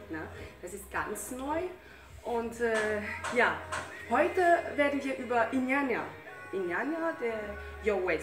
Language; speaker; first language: German; non-native, fluent; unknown